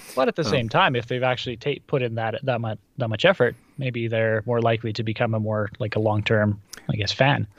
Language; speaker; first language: English; early bilingual, other home language; Russian